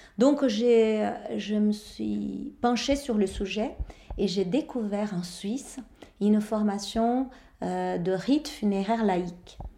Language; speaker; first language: French; non-native, fluent; Portuguese